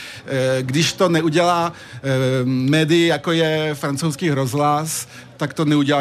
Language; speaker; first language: Czech; early bilingual, heritage; Czech